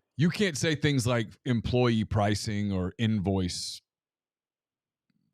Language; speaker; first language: English; native; English